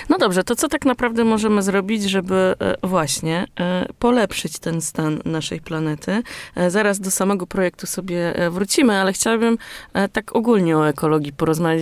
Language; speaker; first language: Polish; native; Polish